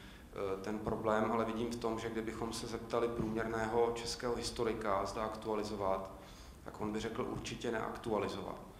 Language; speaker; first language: Czech; native; Czech